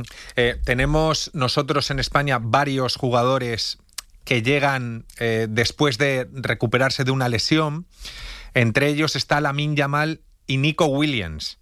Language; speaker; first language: Spanish; native; Spanish